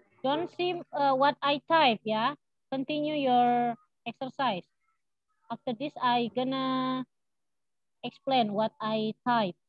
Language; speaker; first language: English; non-native, learner; Indonesian